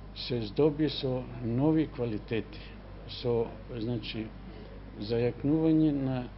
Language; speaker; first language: Macedonian; non-native, local second language; Albanian